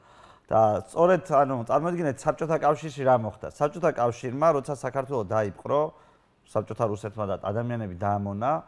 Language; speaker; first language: Georgian; native; Georgian